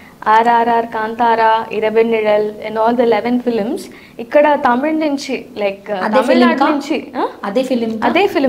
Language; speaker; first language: Telugu; non-native, learner; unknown